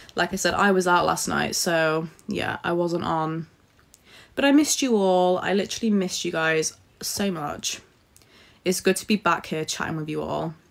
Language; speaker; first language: English; native; English